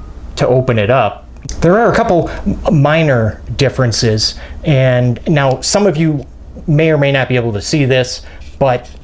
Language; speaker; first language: English; native; English